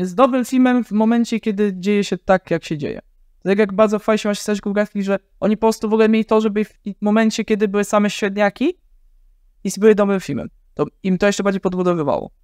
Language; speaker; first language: Polish; native; Polish